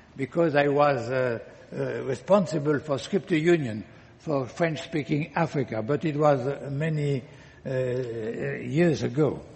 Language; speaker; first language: English; non-native, learner; French